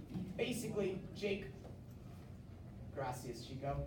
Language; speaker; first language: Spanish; non-native, learner; English